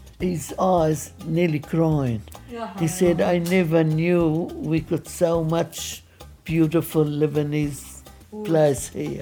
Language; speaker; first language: English; non-native, fluent; Arabic